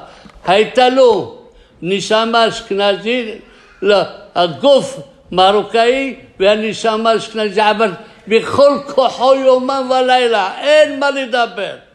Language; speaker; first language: Hebrew; non-native, fluent; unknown